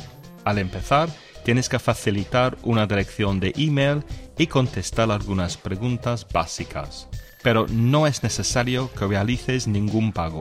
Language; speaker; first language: Spanish; non-native, fluent; English